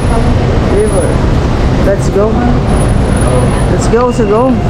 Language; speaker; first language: English; non-native, local second language; Filipino